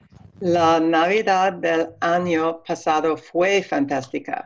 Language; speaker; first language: Spanish; non-native, learner; English